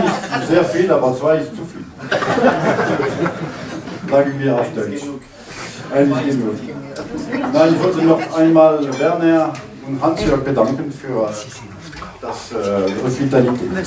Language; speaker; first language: German; non-native, learner; French